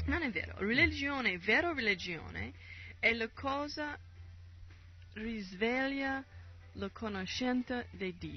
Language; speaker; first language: Italian; non-native, learner; English